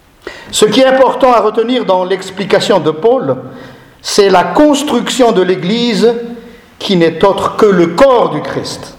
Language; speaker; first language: French; non-native, local second language; Malagasy